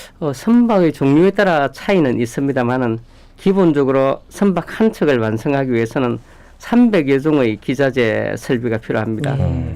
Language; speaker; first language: Korean; native; Korean